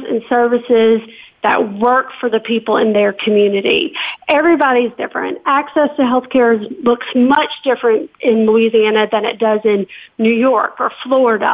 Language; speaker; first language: English; native; English